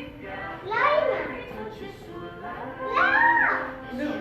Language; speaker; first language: Hebrew; early bilingual, heritage; Hebrew